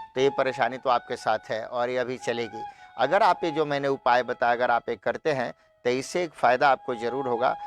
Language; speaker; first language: Hindi; native; Hindi